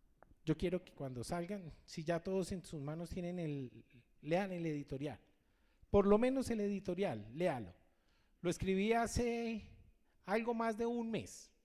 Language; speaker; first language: Spanish; native; Spanish